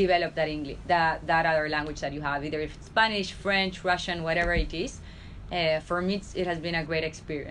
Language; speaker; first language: English; non-native, fluent; Spanish